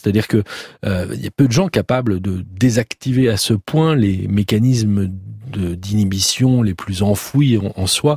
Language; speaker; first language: French; native; French